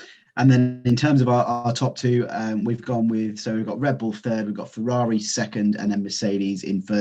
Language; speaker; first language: English; native; English